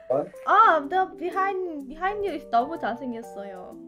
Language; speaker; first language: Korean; non-native, learner; Indonesian